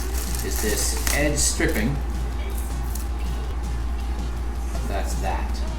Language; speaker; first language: English; native; English